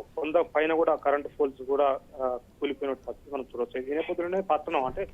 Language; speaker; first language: Telugu; native; Telugu